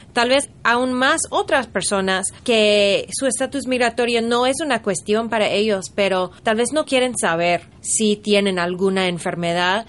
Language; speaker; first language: Spanish; early bilingual, heritage; English